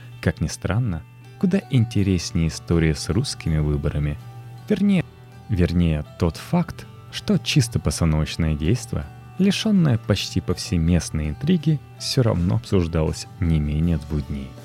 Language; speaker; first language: Russian; native; Russian